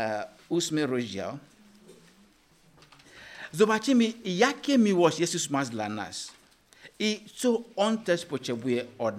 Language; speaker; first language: Polish; non-native, learner; Ukrainian